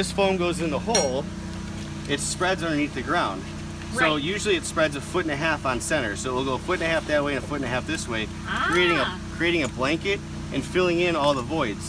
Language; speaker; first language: English; native; English